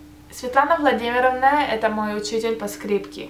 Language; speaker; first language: Russian; early bilingual, heritage; Russian